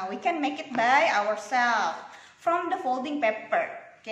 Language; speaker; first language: English; non-native, local second language; Indonesian